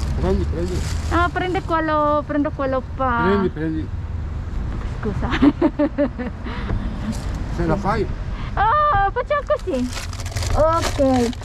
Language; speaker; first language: Italian; non-native, learner; Filipino